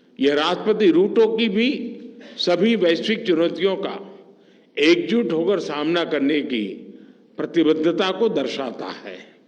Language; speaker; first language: Hindi; non-native, local second language; Gujarati